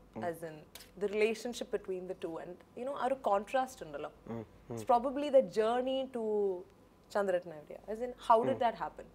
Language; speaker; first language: English; non-native, local second language; Malayalam